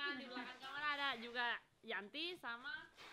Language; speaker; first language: Indonesian; non-native, fluent; English